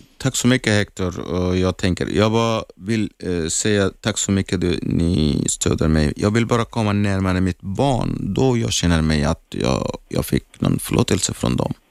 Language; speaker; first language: Swedish; non-native, learner; Arabic